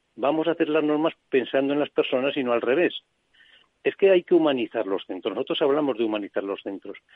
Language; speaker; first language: Spanish; native; Spanish